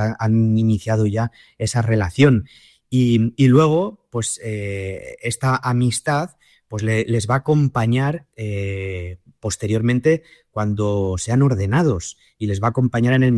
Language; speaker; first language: Spanish; native; Spanish